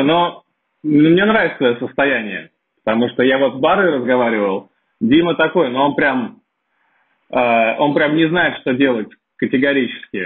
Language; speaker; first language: Russian; native; Russian